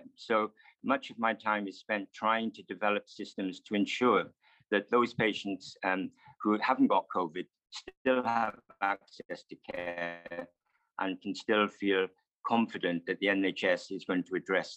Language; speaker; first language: English; native; English